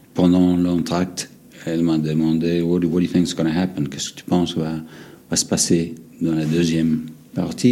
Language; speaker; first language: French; non-native, fluent; English